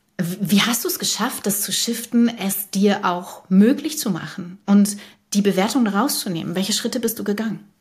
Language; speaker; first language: German; native; German